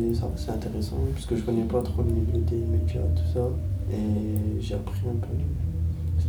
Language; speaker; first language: French; native; French